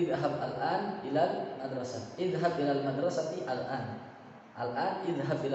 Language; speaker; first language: Arabic; non-native, fluent; Indonesian